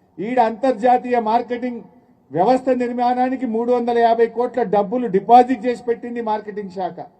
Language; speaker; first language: Telugu; native; Telugu